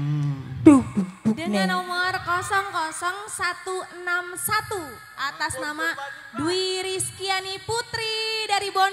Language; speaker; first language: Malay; non-native, local second language; Javanese